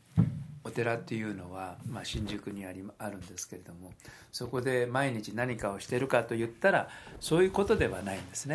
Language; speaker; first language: Japanese; native; Japanese